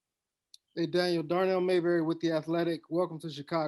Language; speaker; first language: English; native; English